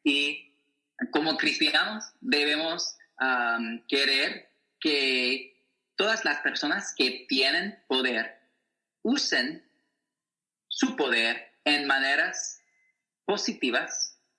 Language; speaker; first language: Spanish; non-native, learner; English